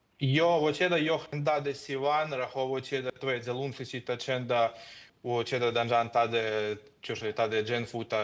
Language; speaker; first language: Chinese; non-native, fluent; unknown